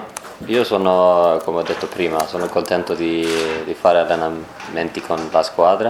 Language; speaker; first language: Italian; non-native, learner; Swedish